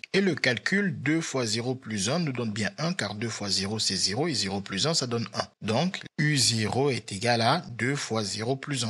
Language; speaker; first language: French; native; French